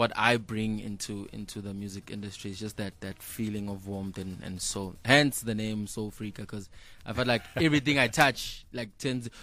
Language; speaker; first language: English; non-native, local second language; Zulu